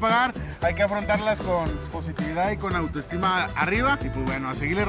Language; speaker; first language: Spanish; native; Spanish